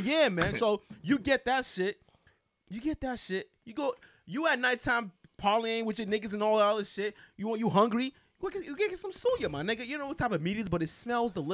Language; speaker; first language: English; non-native, local second language; Yoruba